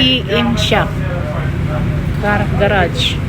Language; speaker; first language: English; non-native, learner; Filipino